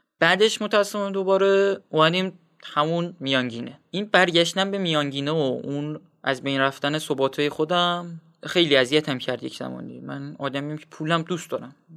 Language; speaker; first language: Persian; non-native, local second language; Azerbaijani